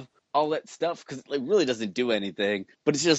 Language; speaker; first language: English; native; English